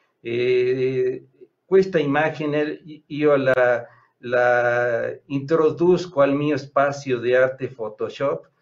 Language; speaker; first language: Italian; non-native, learner; Spanish